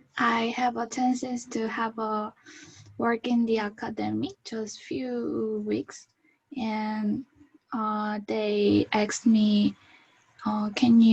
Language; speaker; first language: English; non-native, learner; Korean